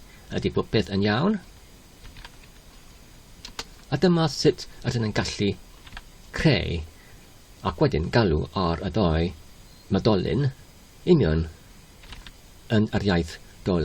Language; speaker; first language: Welsh; non-native, learner; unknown